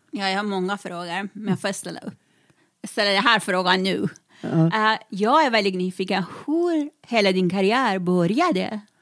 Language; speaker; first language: Swedish; non-native, fluent; Persian